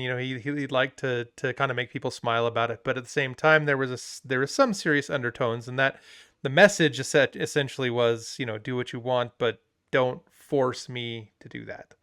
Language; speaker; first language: English; native; English